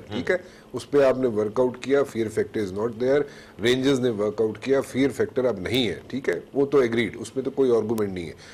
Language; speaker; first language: Urdu; native; Urdu